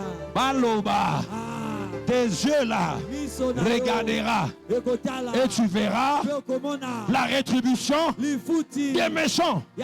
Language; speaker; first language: French; non-native, local second language; Lingala